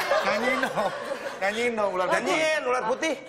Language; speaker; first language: Indonesian; native; Indonesian